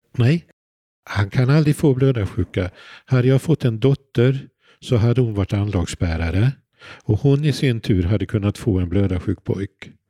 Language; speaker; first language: Swedish; native; Swedish